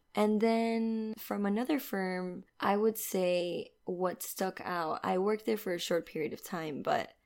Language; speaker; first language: English; non-native, fluent; Spanish